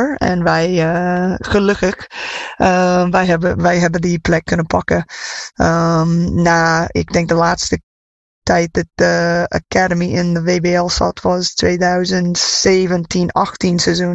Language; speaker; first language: Dutch; non-native, fluent; English